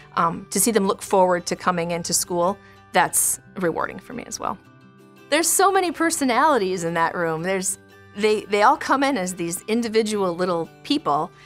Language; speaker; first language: English; native; English